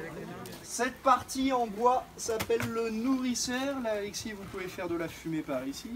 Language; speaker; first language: French; native; French